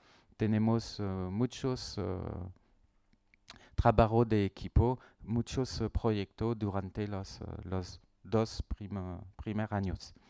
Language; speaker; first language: Spanish; non-native, learner; French